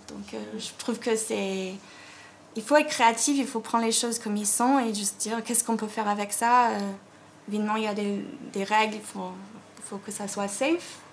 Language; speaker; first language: French; non-native, fluent; English